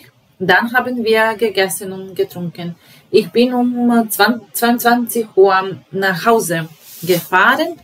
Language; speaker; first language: German; non-native, fluent; Serbian